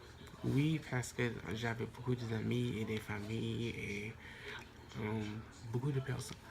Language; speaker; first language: French; non-native, local second language; English